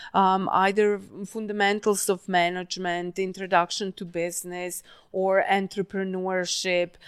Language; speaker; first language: English; non-native, fluent; Serbian